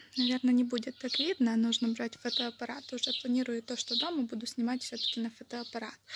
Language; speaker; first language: Russian; non-native, local second language; Ukrainian